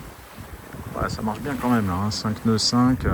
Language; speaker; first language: French; native; French